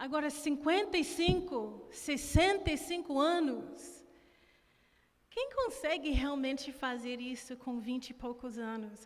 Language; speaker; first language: Portuguese; non-native, fluent; English